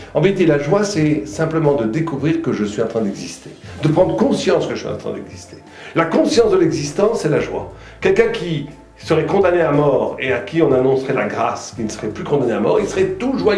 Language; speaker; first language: French; native; French